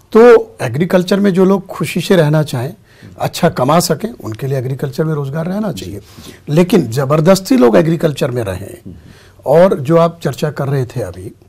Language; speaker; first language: Hindi; native; Hindi